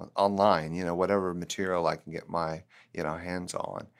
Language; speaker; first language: English; non-native, fluent; Turkish